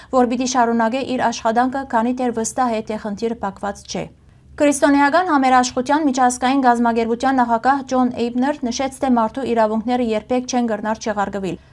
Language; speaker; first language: Armenian; early bilingual, heritage; Armenian